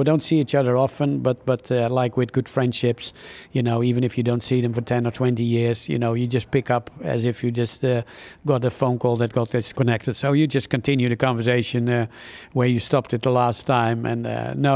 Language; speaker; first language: English; non-native, fluent; Dutch